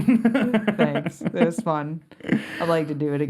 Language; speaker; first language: English; native; English